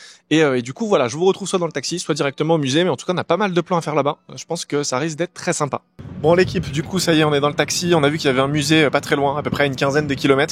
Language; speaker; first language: French; native; French